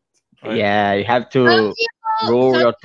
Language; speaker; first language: English; non-native, fluent; Portuguese